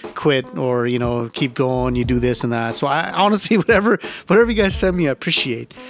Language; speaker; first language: English; early bilingual, other home language; Punjabi